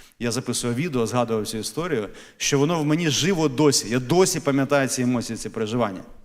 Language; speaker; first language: Ukrainian; native; Ukrainian